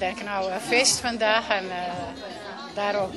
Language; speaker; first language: Dutch; non-native, learner; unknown